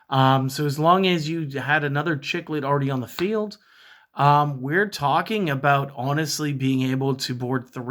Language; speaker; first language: English; native; English